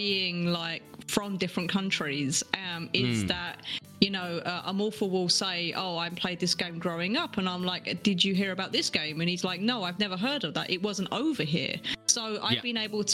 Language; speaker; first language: English; native; English